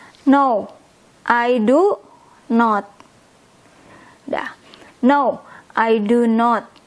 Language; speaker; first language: English; non-native, fluent; Indonesian